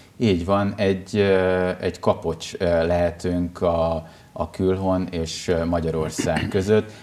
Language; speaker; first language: Hungarian; native; Hungarian